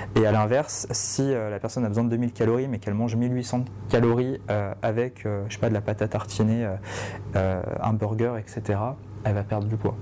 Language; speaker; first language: French; native; French